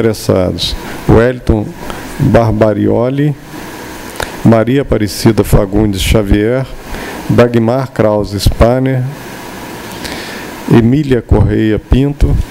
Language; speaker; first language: Portuguese; native; Portuguese